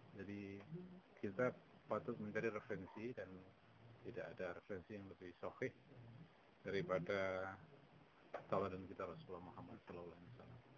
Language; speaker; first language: Indonesian; native; Indonesian